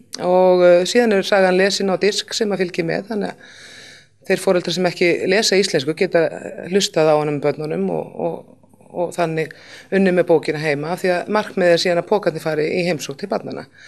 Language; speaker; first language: Icelandic; native; Icelandic